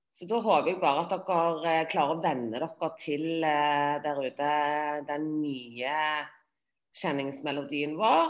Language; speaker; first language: Norwegian; native; Norwegian